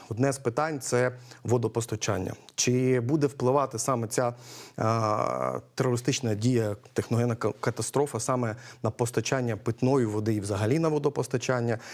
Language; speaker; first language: Ukrainian; native; Ukrainian